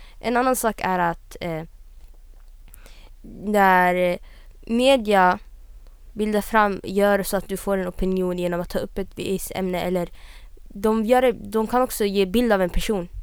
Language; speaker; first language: Swedish; native; Swedish